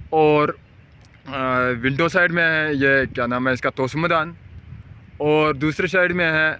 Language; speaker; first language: Hindi; non-native, local second language; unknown